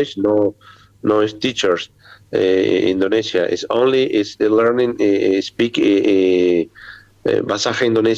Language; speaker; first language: English; non-native, learner; Spanish